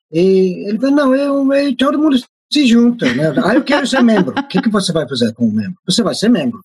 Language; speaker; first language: Portuguese; non-native, fluent; English